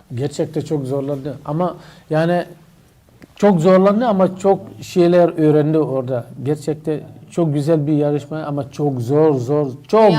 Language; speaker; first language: Turkish; non-native, learner; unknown